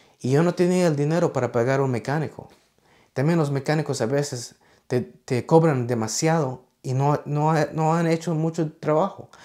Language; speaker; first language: Spanish; early bilingual, heritage; Spanish